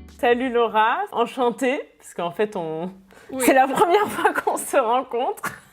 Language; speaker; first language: French; native; French